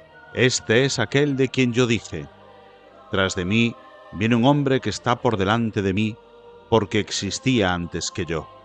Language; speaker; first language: Spanish; native; Spanish